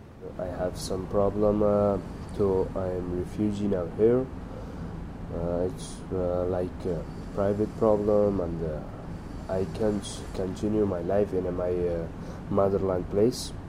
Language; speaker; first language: English; non-native, learner; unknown